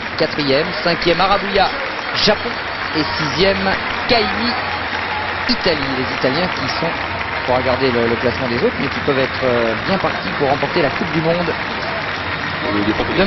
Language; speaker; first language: French; native; French